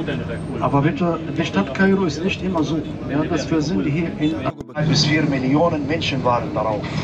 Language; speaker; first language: German; non-native, fluent; Arabic